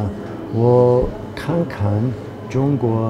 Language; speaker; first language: Chinese; non-native, learner; English